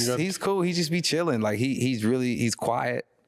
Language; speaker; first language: English; native; English